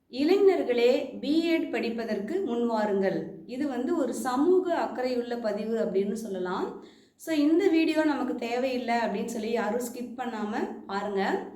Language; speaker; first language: Tamil; native; Tamil